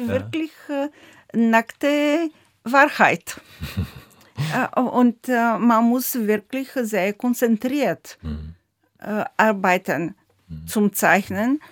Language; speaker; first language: German; non-native, fluent; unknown